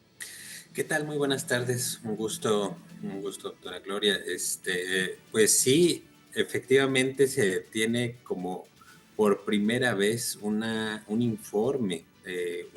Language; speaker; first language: Spanish; native; Spanish